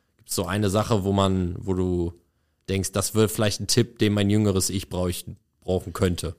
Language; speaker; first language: German; native; German